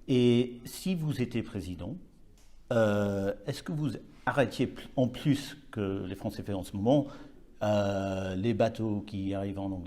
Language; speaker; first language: French; non-native, learner; English